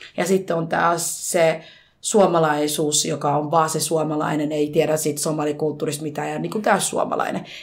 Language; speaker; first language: Finnish; early bilingual, other home language; Somali